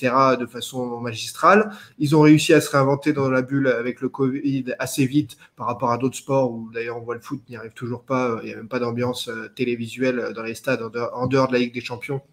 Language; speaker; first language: French; native; French